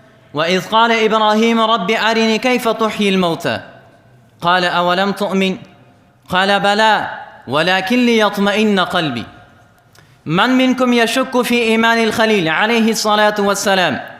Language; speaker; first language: Arabic; non-native, fluent; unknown